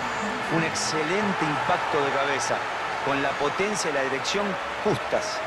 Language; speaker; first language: Spanish; native; Spanish